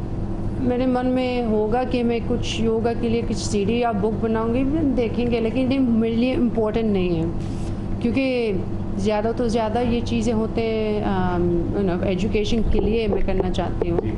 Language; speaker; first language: Hindi; non-native, fluent; English